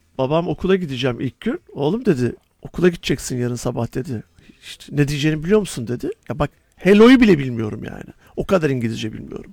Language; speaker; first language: Turkish; native; Turkish